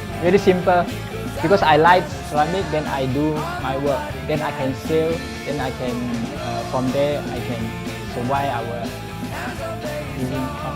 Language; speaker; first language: English; non-native, local second language; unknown